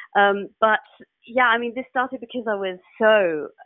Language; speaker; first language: English; native; English